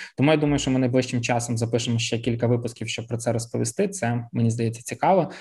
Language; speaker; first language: Ukrainian; native; Ukrainian